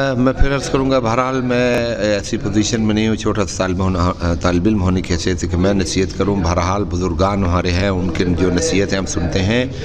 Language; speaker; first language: Urdu; non-native, local second language; Punjabi